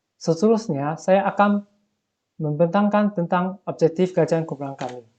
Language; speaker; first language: Malay; non-native, local second language; Chinese